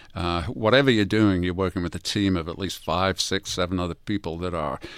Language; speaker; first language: English; native; English